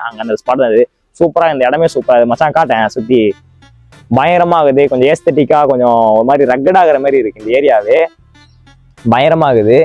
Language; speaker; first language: Tamil; native; Tamil